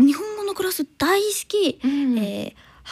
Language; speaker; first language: Japanese; non-native, learner; English